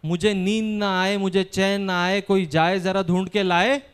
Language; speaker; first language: Hindi; non-native, local second language; Marathi